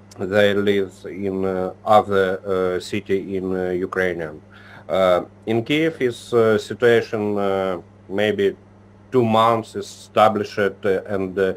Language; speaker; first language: English; non-native, learner; Ukrainian